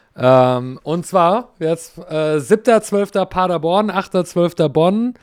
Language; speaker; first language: German; early bilingual, other home language; English